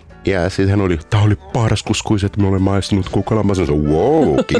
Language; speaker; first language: Finnish; non-native, fluent; Portuguese